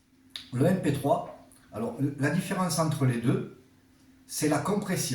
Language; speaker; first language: French; native; French